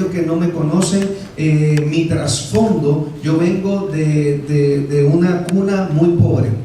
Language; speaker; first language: Spanish; native; Spanish